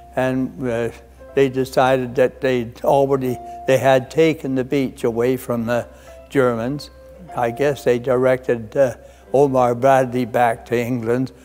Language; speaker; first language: English; native; English